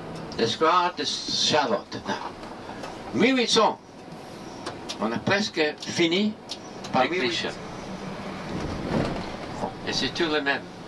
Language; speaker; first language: French; non-native, learner; English